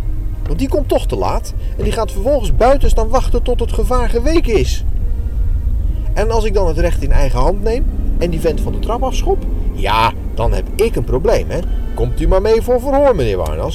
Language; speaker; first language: Dutch; native; Dutch